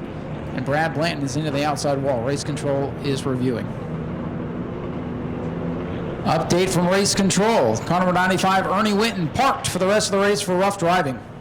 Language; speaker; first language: English; native; English